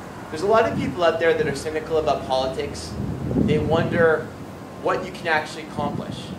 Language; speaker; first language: English; native; English